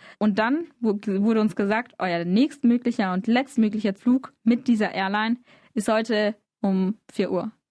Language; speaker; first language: German; early bilingual, other home language; Arabic